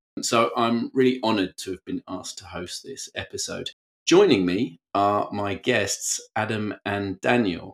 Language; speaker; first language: English; native; English